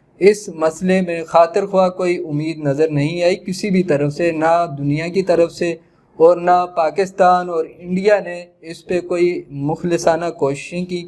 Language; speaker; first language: Urdu; native; Urdu